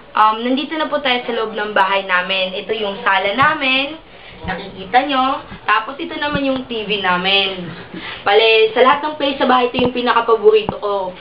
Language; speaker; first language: Filipino; non-native, local second language; Cebuano